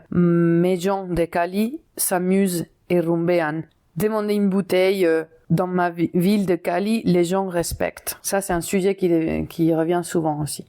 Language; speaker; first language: French; non-native, fluent; Spanish